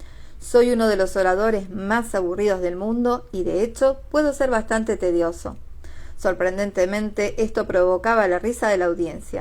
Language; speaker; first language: Spanish; native; Spanish